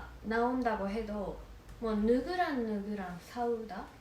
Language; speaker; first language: Korean; non-native, fluent; Japanese